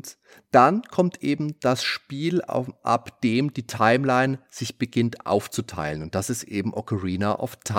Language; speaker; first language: German; native; German